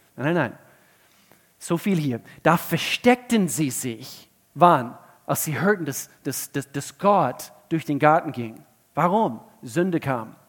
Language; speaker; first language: German; non-native, fluent; English